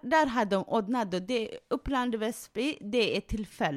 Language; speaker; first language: Swedish; non-native, fluent; Tigrinya